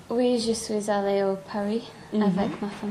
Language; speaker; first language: French; non-native, learner; English